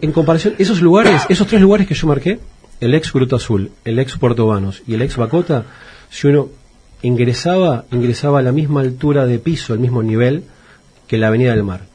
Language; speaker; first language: Spanish; native; Spanish